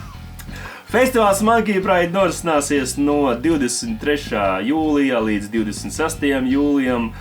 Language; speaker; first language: Latvian; native; Latvian